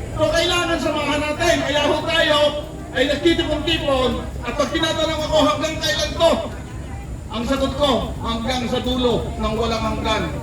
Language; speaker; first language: Filipino; native; Filipino